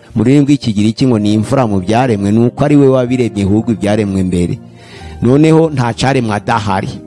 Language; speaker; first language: Kinyarwanda; native; Kinyarwanda